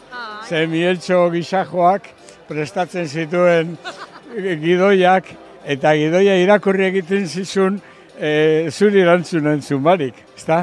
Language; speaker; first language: Basque; native; Basque